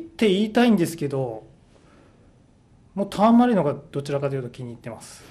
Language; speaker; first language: Japanese; native; Japanese